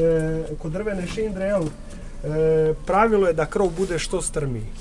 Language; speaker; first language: Croatian; native; Croatian